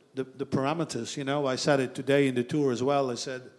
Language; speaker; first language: English; non-native, fluent; Dutch